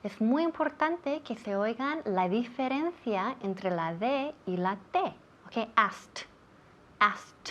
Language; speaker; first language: Spanish; non-native, fluent; English